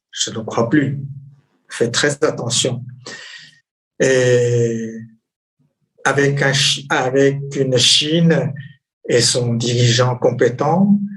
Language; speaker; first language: French; non-native, fluent; Chinese